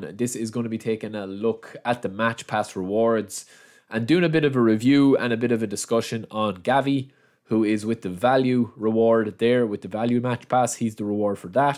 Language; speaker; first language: English; native; English